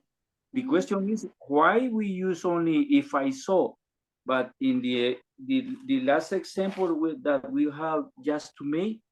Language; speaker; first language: English; non-native, learner; Spanish